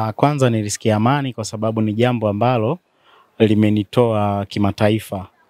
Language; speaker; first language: Swahili; native; Swahili